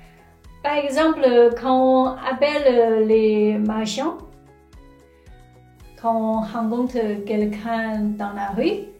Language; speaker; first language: French; non-native, fluent; Chinese